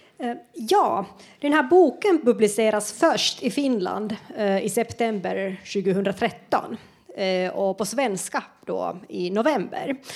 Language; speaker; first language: Swedish; non-native, local second language; Finnish